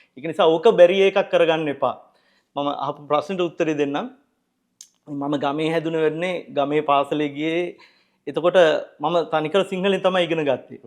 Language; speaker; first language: Sinhala; native; Sinhala